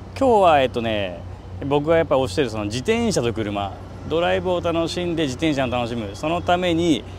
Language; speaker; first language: Japanese; native; Japanese